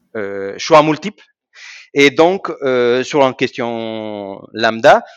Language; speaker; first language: French; non-native, fluent; Spanish